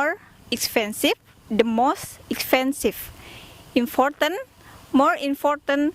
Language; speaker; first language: English; non-native, learner; Indonesian